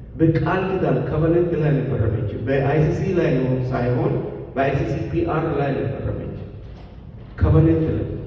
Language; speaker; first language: Amharic; non-native, local second language; Sidamo